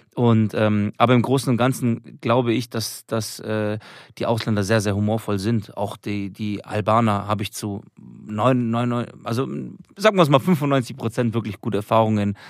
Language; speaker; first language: German; early bilingual, other home language; Albanian